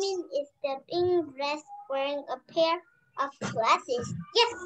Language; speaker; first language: English; non-native, learner; Vietnamese